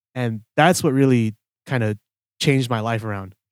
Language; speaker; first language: English; early bilingual, other home language; Filipino